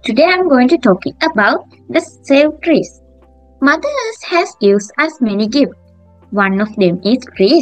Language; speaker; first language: English; non-native, learner; Sinhala